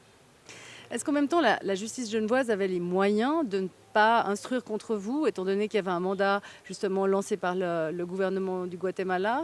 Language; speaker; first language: French; native; French